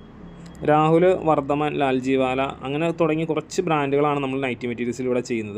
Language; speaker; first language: Malayalam; native; Malayalam